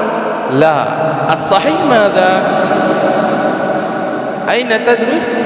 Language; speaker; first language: Arabic; non-native, fluent; Indonesian